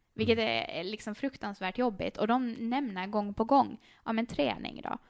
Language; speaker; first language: Swedish; native; Swedish